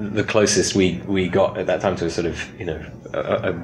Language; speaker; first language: English; native; English